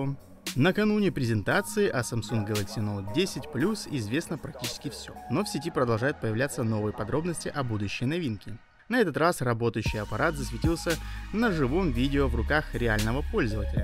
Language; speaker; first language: Russian; native; Russian